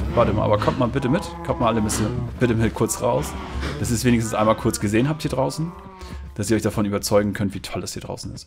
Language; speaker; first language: German; native; German